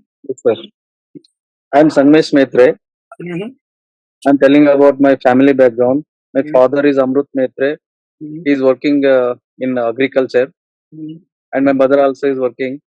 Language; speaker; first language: English; non-native, learner; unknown